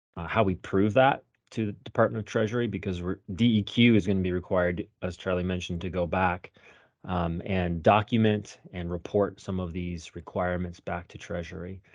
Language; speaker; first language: English; native; English